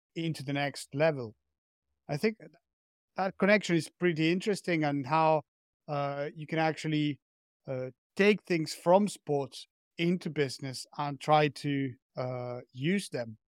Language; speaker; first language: English; non-native, fluent; Spanish